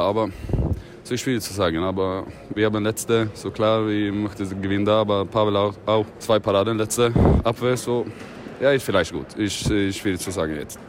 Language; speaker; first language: German; non-native, learner; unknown